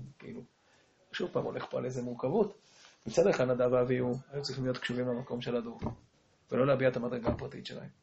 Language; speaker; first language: Hebrew; native; Hebrew